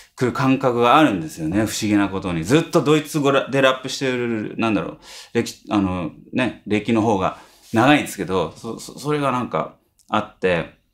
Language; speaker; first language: Japanese; early bilingual, heritage; German